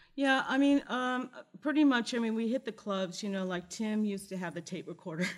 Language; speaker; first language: English; native; English